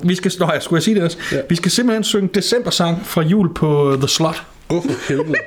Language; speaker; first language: Danish; native; Danish